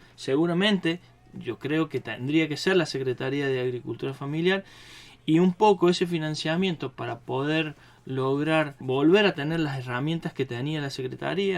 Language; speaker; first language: Spanish; native; Spanish